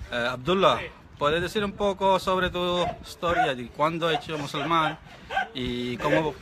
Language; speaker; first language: Spanish; non-native, learner; Urdu